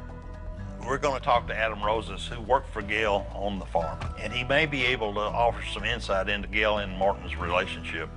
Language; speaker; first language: English; native; English